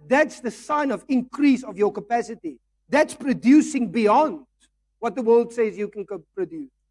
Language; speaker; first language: English; non-native, local second language; Afrikaans